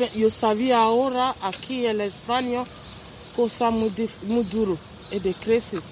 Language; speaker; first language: Spanish; non-native, learner; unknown